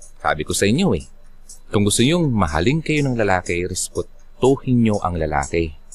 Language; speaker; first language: Filipino; non-native, local second language; Bikol